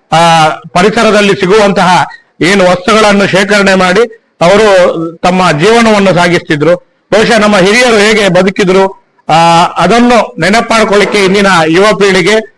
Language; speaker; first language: Kannada; non-native, local second language; Tulu